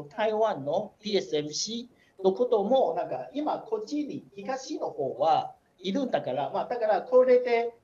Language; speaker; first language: Japanese; non-native, learner; Chinese